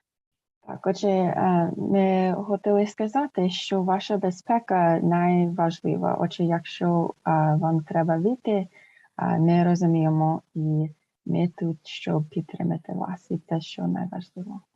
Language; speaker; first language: Ukrainian; early bilingual, heritage; English